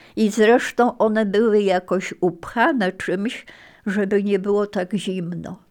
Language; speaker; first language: Polish; native; Polish